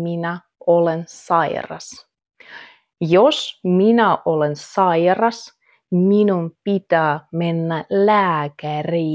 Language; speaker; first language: Finnish; non-native, fluent; Russian